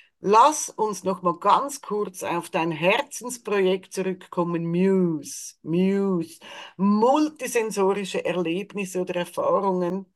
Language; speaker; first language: German; native; German